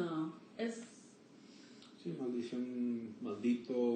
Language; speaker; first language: Spanish; early bilingual, heritage; Spanish